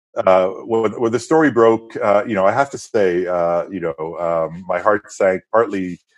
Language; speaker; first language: English; non-native, fluent; French